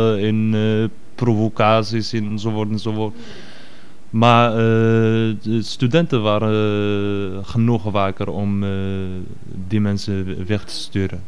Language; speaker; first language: Dutch; non-native, fluent; Arabic